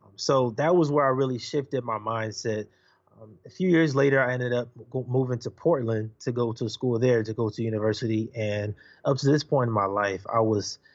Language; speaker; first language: English; native; English